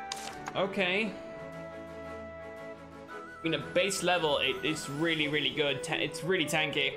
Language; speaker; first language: English; native; English